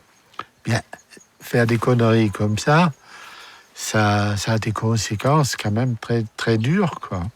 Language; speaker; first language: French; non-native, fluent; German